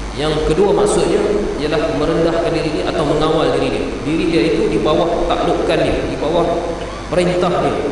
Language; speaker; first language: Malay; native; Malay